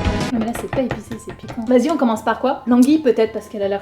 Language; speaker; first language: French; native; French